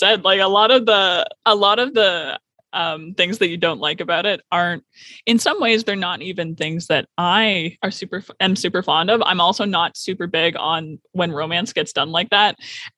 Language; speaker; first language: English; native; English